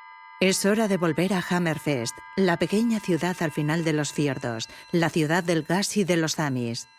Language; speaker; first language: Spanish; native; Spanish